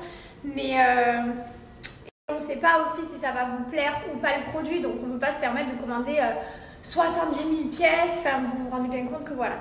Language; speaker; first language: French; native; French